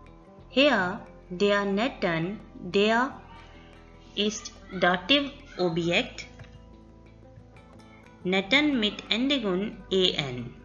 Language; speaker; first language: German; non-native, learner; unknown